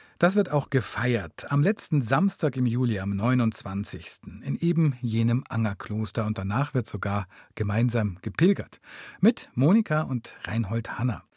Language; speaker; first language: German; native; German